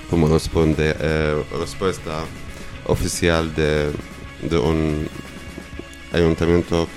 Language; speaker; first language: Spanish; non-native, learner; Arabic